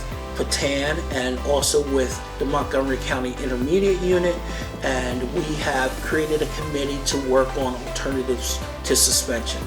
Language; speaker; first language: English; native; English